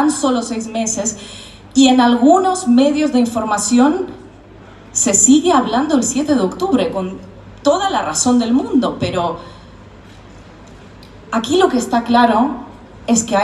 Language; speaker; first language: Spanish; non-native, fluent; Russian